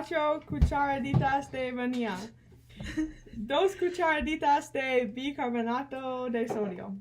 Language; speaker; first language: Spanish; non-native, learner; English